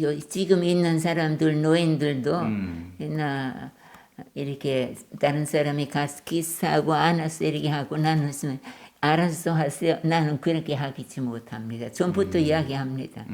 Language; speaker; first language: Korean; non-native, learner; German